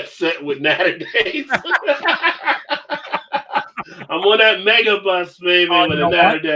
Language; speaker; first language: English; native; English